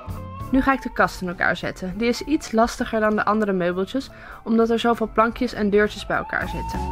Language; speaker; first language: Dutch; native; Dutch